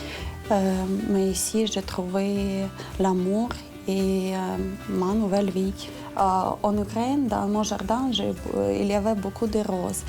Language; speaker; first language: French; non-native, learner; Ukrainian